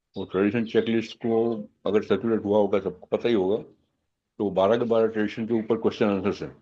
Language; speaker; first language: Hindi; non-native, local second language; Gujarati